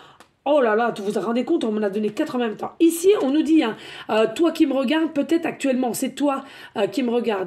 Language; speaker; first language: French; native; French